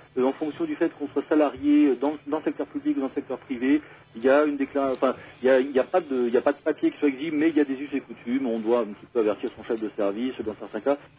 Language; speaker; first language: French; native; French